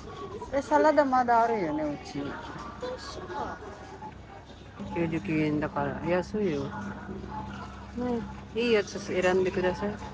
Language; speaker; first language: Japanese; non-native, learner; Filipino